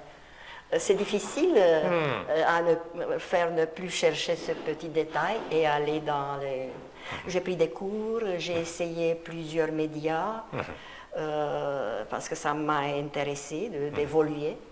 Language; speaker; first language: French; non-native, fluent; Romanian